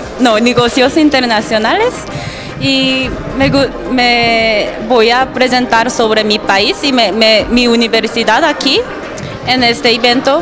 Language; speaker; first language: Spanish; non-native, learner; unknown